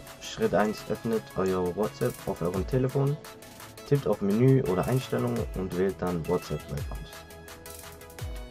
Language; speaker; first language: German; native; German